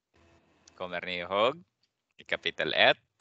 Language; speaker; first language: Swedish; non-native, fluent; Persian